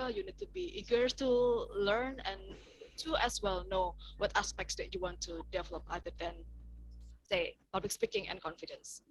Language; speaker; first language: English; non-native, fluent; Indonesian